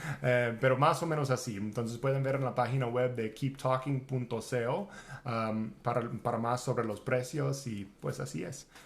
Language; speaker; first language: Spanish; non-native, fluent; English